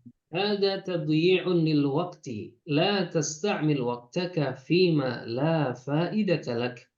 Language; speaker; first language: Arabic; non-native, fluent; Indonesian